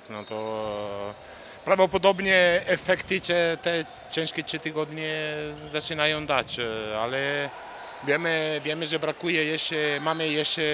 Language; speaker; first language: Polish; non-native, learner; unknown